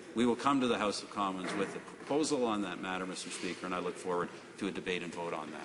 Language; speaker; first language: English; native; English